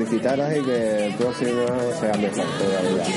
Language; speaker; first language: Spanish; native; Spanish